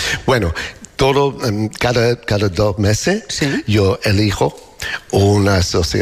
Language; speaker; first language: Spanish; non-native, learner; English